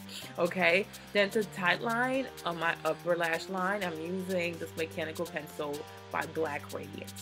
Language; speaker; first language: English; native; English